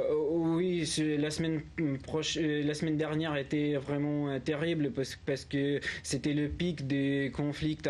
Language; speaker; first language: French; non-native, learner; Ukrainian